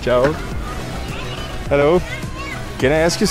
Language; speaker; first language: English; non-native, learner; Russian